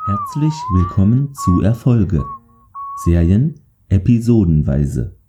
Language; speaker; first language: German; native; German